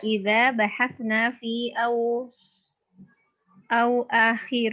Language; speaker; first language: Arabic; non-native, learner; Indonesian